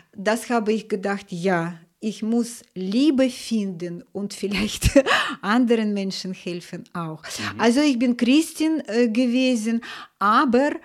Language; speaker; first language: German; non-native, fluent; Russian